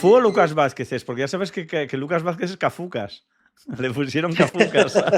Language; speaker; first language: Spanish; native; Spanish